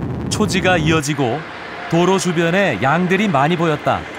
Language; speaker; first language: Korean; native; Korean